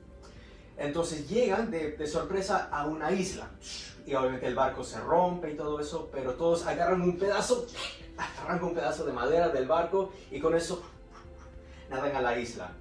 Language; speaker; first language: Spanish; early bilingual, heritage; Spanish